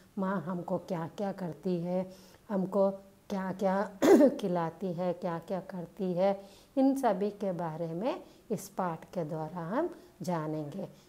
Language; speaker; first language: Hindi; non-native, local second language; Telugu